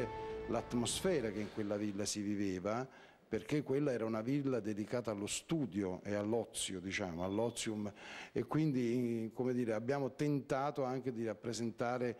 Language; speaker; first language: Italian; native; Italian